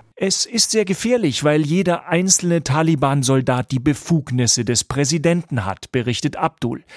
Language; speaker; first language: German; native; German